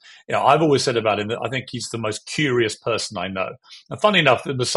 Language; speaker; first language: English; native; English